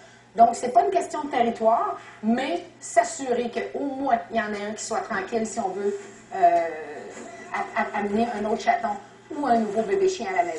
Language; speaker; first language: French; native; French